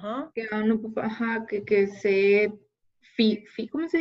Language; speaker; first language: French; non-native, fluent; Spanish